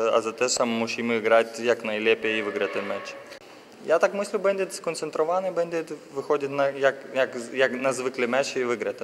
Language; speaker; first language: Polish; non-native, learner; Lithuanian